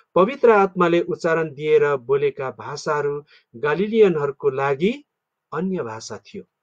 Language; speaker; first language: Nepali; non-native, local second language; Limbu